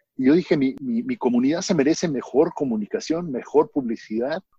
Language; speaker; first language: Spanish; native; Spanish